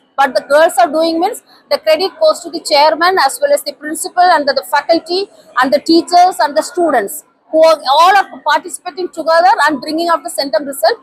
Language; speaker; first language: English; non-native, local second language; Tamil